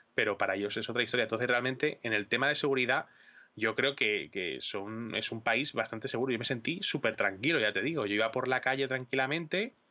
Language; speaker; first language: Spanish; native; Spanish